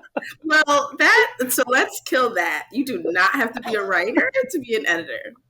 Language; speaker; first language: English; native; English